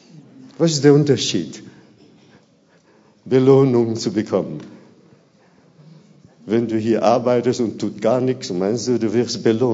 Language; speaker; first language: German; non-native, fluent; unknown